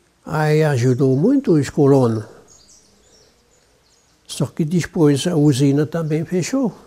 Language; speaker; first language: Portuguese; non-native, local second language; German